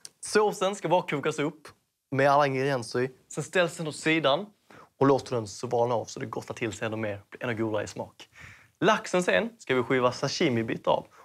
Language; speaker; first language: Swedish; early bilingual, other home language; Cantonese